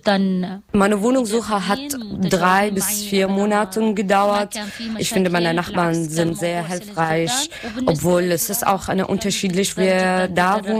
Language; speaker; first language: German; non-native, learner; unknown